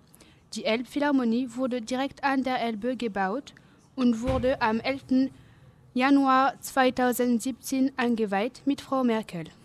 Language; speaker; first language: German; non-native, learner; French